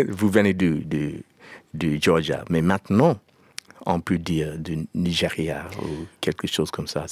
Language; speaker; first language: French; non-native, learner; English